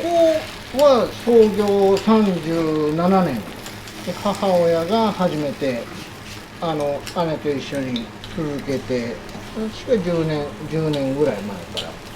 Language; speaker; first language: Japanese; native; Japanese